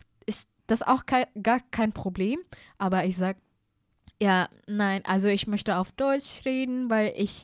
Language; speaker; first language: German; non-native, fluent; Indonesian